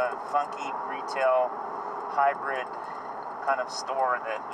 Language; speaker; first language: English; native; English